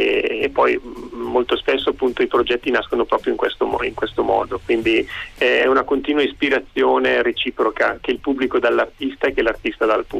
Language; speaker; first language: Italian; native; Italian